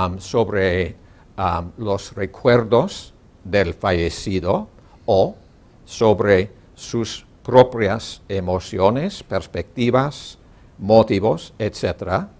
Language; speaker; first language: Spanish; non-native, learner; English